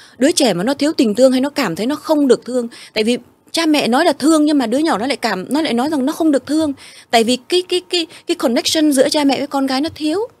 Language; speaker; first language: Vietnamese; early bilingual, heritage; Vietnamese